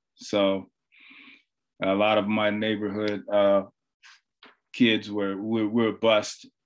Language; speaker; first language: English; native; English